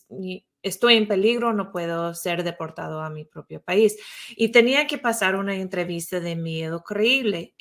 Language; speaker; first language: Spanish; non-native, fluent; English